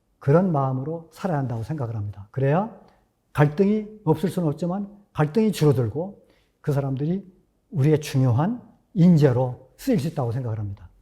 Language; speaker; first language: Korean; native; Korean